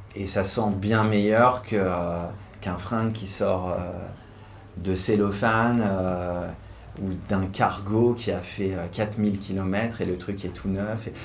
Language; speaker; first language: French; native; French